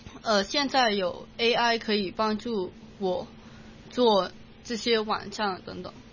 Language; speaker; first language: Chinese; non-native, local second language; Cantonese